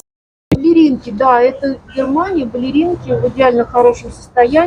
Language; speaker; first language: Russian; native; Russian